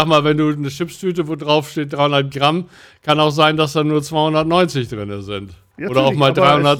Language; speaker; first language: German; native; German